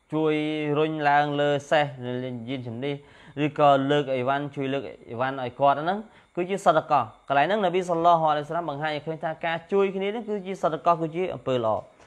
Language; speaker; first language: Khmer; native; Khmer